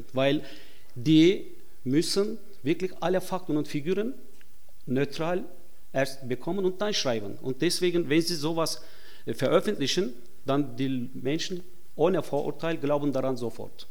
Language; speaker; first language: German; non-native, fluent; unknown